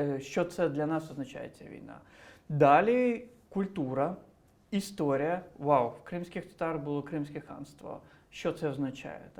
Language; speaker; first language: Ukrainian; non-native, local second language; Crimean Tatar